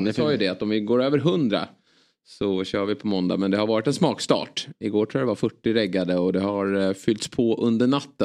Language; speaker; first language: Swedish; native; Swedish